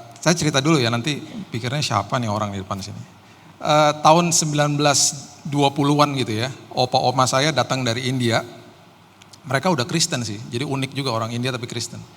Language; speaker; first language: Indonesian; native; Indonesian